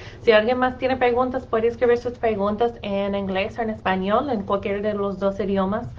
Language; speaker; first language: Spanish; non-native, fluent; English